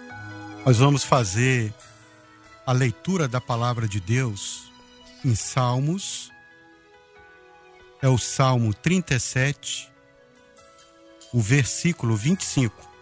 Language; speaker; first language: Portuguese; native; Portuguese